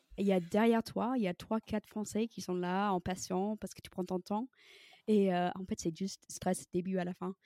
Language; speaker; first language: French; non-native, fluent; English